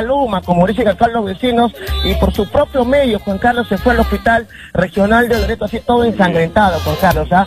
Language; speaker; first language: Spanish; native; Spanish